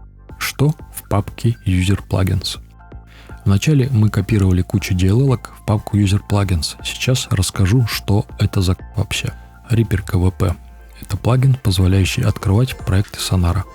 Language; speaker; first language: Russian; native; Russian